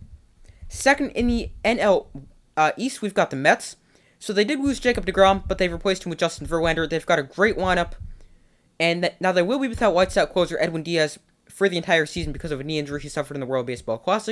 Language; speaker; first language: English; native; English